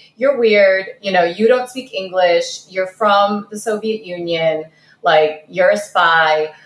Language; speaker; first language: English; early bilingual, other home language; Russian